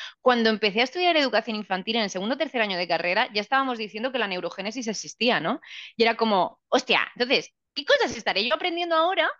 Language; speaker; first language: Spanish; native; Spanish